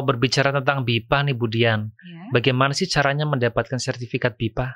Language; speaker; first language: Indonesian; native; Indonesian